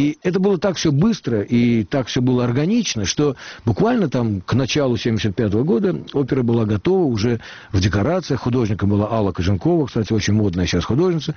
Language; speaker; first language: Russian; native; Russian